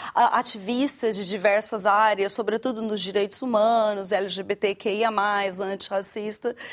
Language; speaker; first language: Portuguese; native; Portuguese